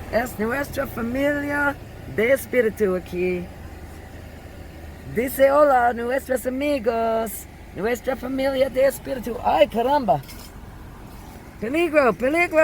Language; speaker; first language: Spanish; non-native, learner; English